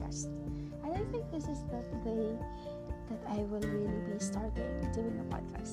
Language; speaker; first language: English; non-native, local second language; Masbatenyo